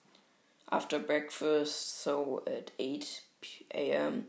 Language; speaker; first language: English; non-native, fluent; German